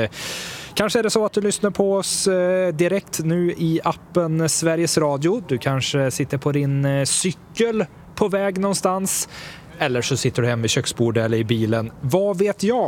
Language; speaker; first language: Swedish; native; Swedish